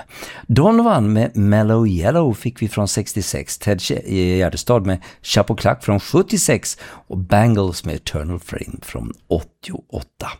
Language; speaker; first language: Swedish; native; Swedish